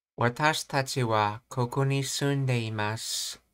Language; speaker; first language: Japanese; non-native, learner; English